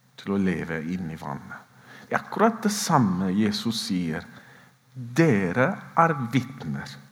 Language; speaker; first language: Norwegian; non-native, fluent; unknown